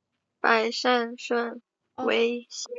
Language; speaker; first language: Chinese; non-native, fluent; Indonesian